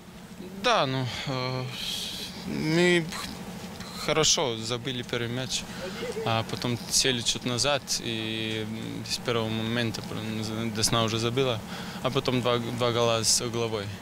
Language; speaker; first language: Russian; non-native, fluent; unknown